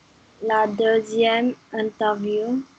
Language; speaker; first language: French; non-native, learner; English